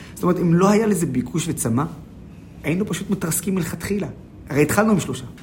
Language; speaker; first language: Hebrew; non-native, local second language; Arabic